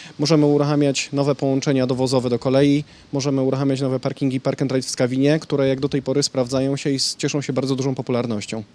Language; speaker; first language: Polish; native; Polish